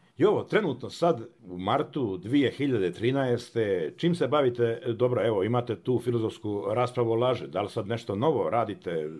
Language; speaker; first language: Serbian; native; Serbian